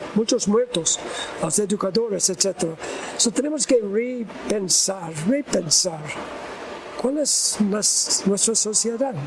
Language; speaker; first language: Spanish; non-native, learner; English